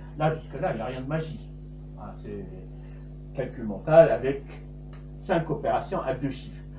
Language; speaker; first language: French; non-native, local second language; Arabic